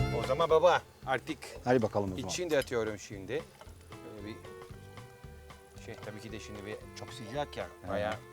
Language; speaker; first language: Turkish; non-native, fluent; Italian